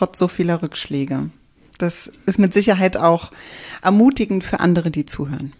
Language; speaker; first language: German; native; German